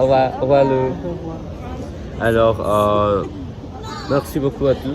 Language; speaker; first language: French; non-native, learner; Spanish